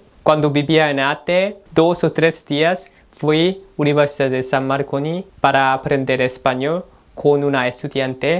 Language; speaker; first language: Spanish; non-native, learner; Korean